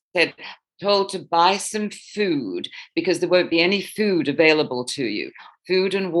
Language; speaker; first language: English; native; English